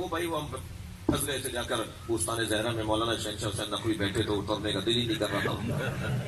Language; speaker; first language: Urdu; native; Urdu